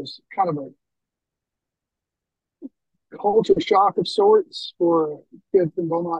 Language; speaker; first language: English; native; English